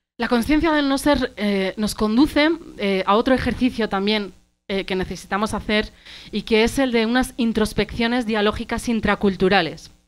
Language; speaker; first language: Spanish; early bilingual, other home language; Arabic